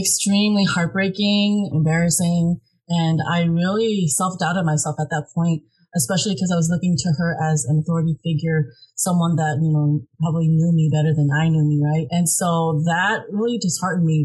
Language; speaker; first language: English; early bilingual, other home language; Hmong